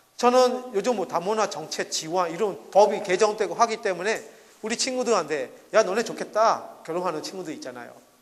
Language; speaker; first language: Korean; non-native, fluent; Burmese